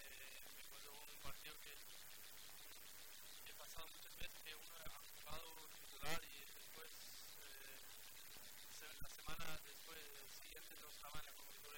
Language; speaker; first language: Spanish; non-native, learner; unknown